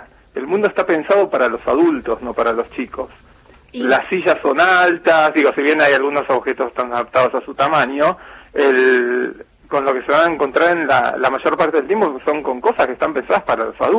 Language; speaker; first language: Spanish; native; Spanish